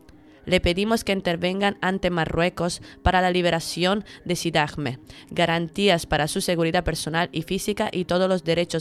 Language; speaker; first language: Spanish; native; Spanish